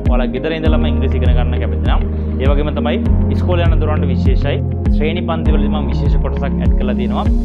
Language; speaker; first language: Sinhala; native; Sinhala